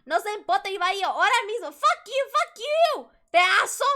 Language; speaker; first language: Spanish; non-native, learner; English